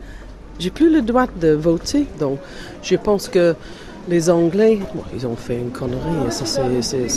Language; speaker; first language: French; non-native, fluent; English